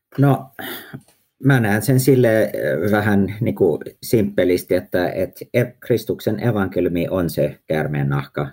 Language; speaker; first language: Finnish; early bilingual, heritage; Finnish